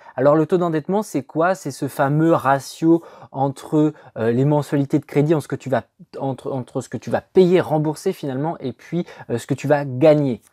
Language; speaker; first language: French; native; French